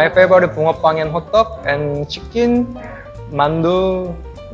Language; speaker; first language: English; non-native, learner; Korean